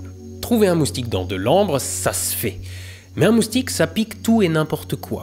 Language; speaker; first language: French; native; French